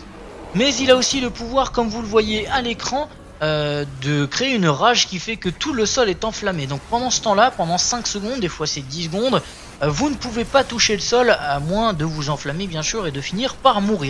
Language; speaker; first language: French; native; French